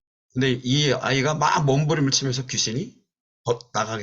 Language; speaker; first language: Korean; native; Korean